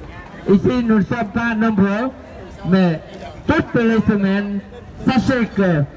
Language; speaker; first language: French; non-native, fluent; Vietnamese